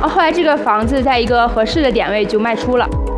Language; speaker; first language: Chinese; native; Chinese